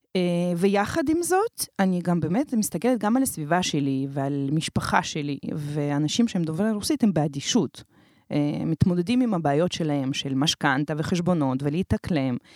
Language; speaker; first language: Hebrew; early bilingual, other home language; Romanian